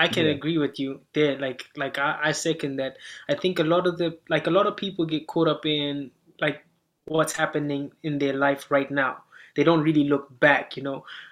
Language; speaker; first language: English; non-native, local second language; Shona